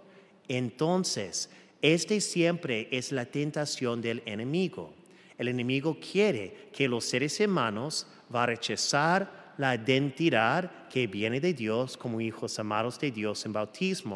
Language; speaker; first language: Spanish; non-native, fluent; English